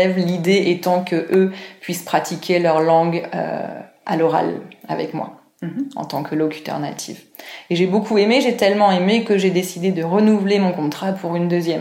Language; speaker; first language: French; native; French